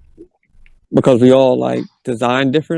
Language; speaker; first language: English; native; English